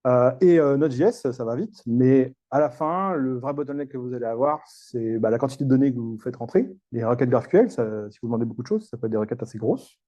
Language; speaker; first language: French; native; French